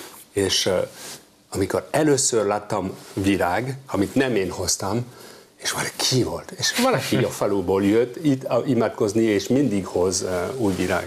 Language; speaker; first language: Hungarian; non-native, learner; French